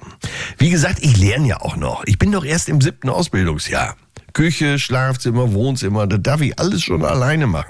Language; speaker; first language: German; native; German